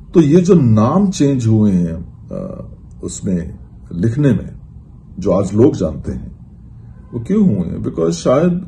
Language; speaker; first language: Hindi; non-native, local second language; Punjabi